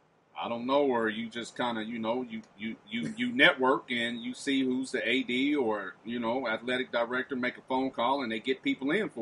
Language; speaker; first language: English; native; English